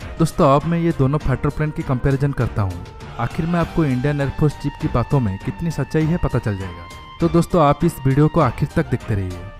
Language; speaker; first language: Hindi; native; Hindi